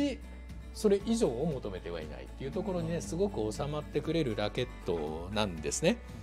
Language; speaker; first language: Japanese; native; Japanese